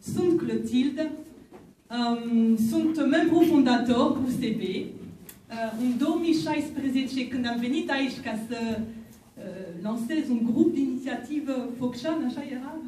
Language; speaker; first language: Romanian; non-native, fluent; French